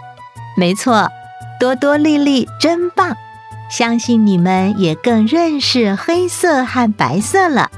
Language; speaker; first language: Chinese; native; Chinese